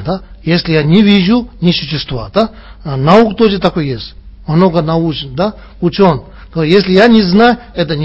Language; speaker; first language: Russian; non-native, learner; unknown